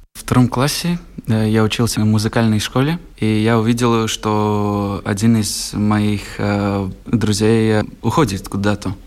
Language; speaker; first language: Russian; non-native, local second language; Latvian